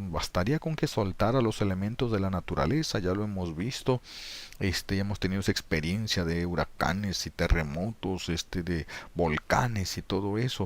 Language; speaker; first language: Spanish; native; Spanish